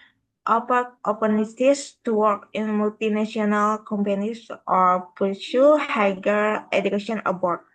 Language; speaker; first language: English; non-native, learner; Indonesian